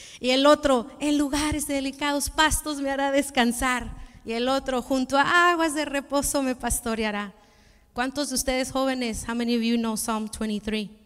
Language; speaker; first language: Spanish; early bilingual, heritage; Spanish